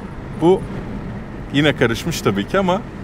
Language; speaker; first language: Turkish; native; Turkish